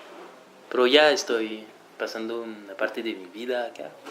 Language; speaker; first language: Spanish; non-native, fluent; French